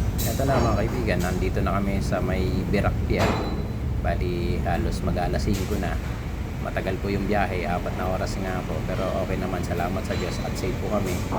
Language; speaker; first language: Filipino; non-native, local second language; Bikol